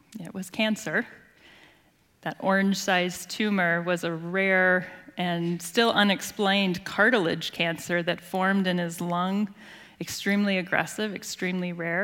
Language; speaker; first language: English; native; English